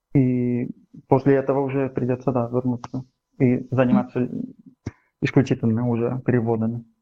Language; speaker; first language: Russian; non-native, fluent; Catalan